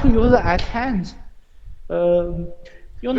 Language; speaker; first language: English; non-native, learner; Chinese